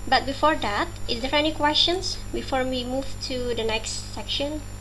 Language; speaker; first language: English; non-native, fluent; Indonesian